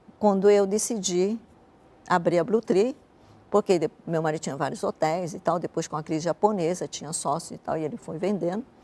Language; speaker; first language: Portuguese; early bilingual, other home language; Japanese